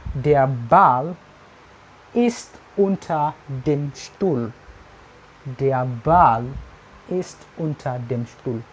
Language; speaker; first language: German; non-native, fluent; Indonesian